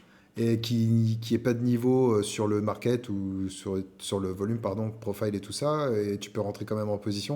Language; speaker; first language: French; native; French